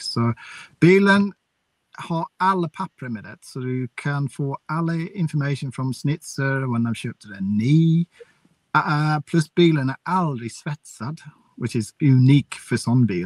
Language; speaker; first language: Swedish; non-native, fluent; English